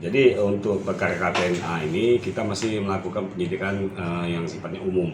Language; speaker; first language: Indonesian; native; Indonesian